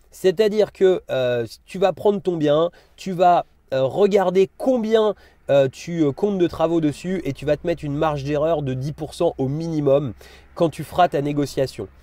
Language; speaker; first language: French; native; French